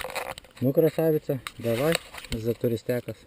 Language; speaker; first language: Russian; non-native, fluent; Lithuanian